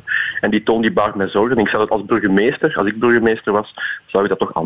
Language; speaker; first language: Dutch; native; Dutch